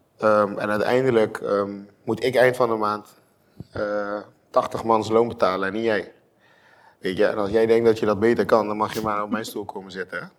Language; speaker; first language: Dutch; non-native, local second language; Papiamento